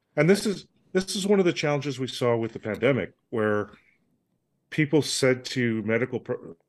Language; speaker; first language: English; native; English